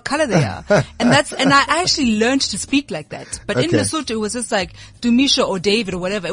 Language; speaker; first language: English; non-native, local second language; Southern Sotho